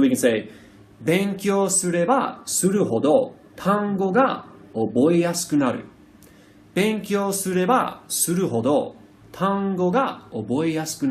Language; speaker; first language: Japanese; non-native, fluent; English